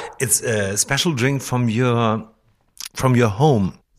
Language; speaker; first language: English; non-native, fluent; German